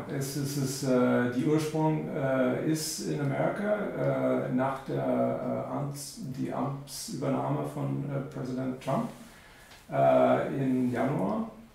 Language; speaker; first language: German; non-native, fluent; English